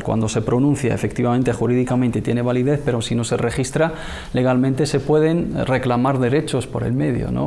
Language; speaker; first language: Spanish; native; Spanish